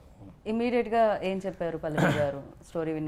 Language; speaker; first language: Telugu; native; Telugu